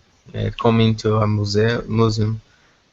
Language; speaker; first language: English; non-native, learner; Portuguese